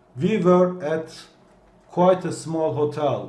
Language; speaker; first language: English; non-native, fluent; Turkish